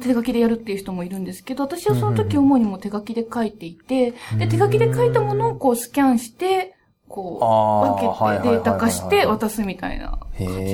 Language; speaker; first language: Japanese; native; Japanese